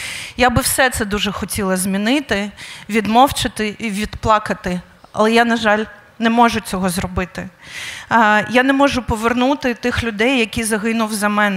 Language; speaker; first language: Ukrainian; native; Ukrainian